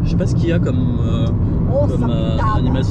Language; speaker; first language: French; native; French